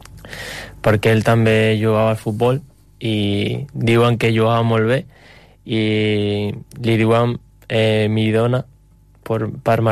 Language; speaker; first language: Catalan; non-native, local second language; Spanish